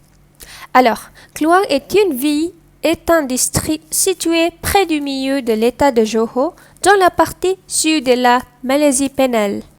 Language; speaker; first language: French; non-native, learner; Malay